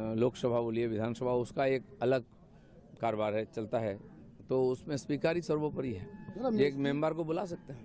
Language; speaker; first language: Hindi; non-native, local second language; Bangla